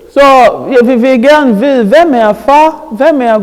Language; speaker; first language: Danish; non-native, learner; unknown